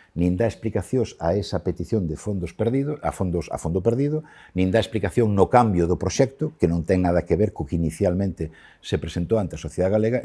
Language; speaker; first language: Galician; non-native, local second language; Spanish